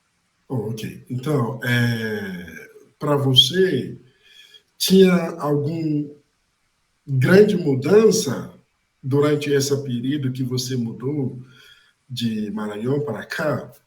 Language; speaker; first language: Portuguese; non-native, fluent; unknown